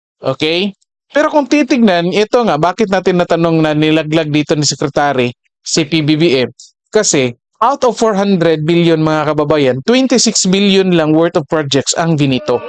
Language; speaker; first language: Filipino; native; Filipino